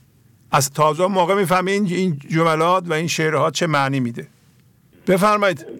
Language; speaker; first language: Persian; native; Persian